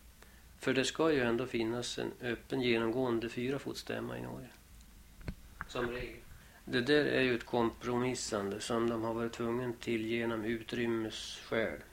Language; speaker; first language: Swedish; native; Swedish